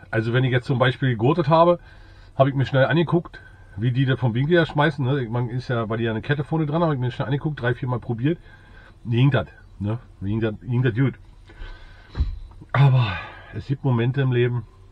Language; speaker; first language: German; native; German